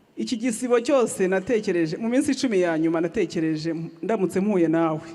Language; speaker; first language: Kinyarwanda; native; Kinyarwanda